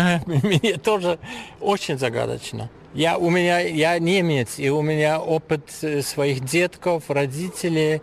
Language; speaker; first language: Russian; non-native, fluent; German